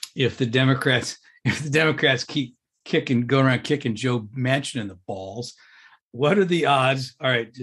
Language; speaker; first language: English; native; English